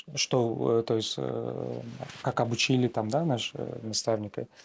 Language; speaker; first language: Russian; non-native, local second language; Kyrgyz